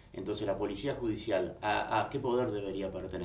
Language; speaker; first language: Spanish; native; Spanish